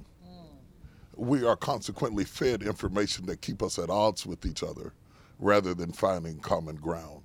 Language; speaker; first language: English; native; English